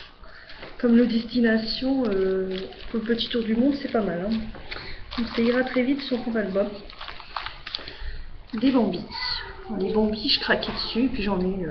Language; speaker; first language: French; native; French